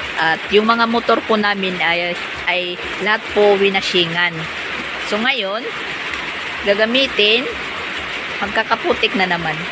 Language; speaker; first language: Filipino; native; Filipino